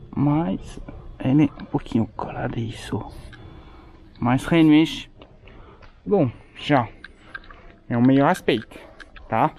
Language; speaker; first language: Portuguese; non-native, fluent; French